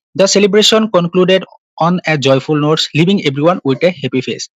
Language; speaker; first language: English; non-native, local second language; Assamese